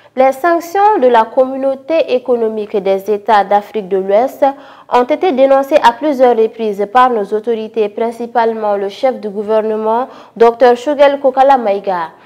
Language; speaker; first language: French; non-native, local second language; Bambara